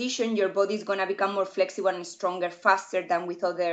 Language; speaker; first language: English; non-native, fluent; Spanish